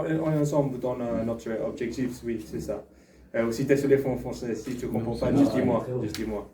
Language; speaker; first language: French; non-native, learner; English